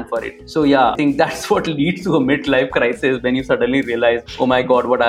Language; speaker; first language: English; non-native, local second language; Hindi